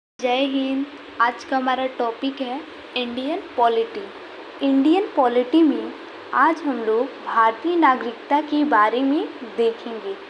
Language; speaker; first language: Hindi; native; Hindi